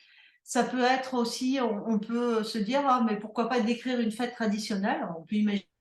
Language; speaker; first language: French; native; French